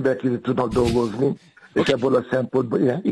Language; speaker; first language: Hungarian; non-native, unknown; Yoruba